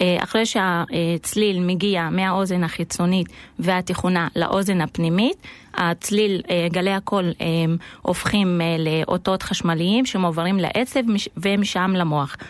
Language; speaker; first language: Hebrew; non-native, local second language; Arabic